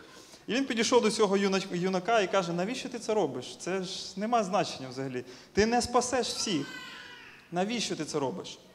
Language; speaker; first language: Ukrainian; native; Ukrainian